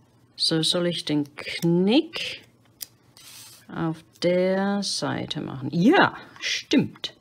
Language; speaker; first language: German; non-native, fluent; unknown